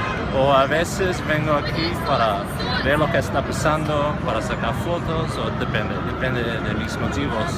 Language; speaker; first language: Spanish; non-native, fluent; English